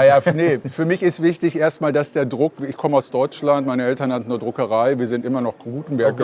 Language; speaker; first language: German; native; German